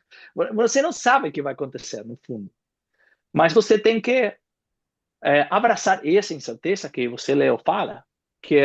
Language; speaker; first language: Portuguese; non-native, fluent; Spanish